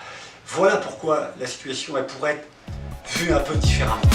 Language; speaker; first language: French; native; French